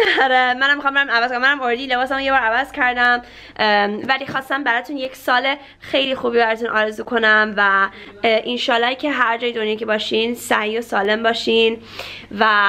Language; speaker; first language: Persian; early bilingual, heritage; Persian